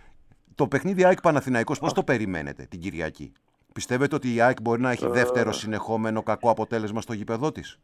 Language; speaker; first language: Greek; native; Greek